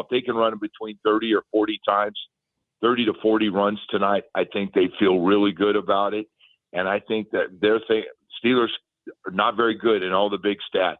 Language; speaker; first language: English; native; English